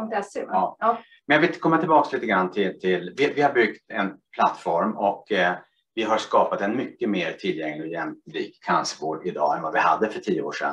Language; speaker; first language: Swedish; native; Swedish